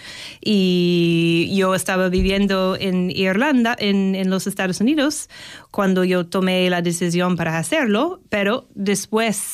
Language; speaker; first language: Spanish; non-native, fluent; English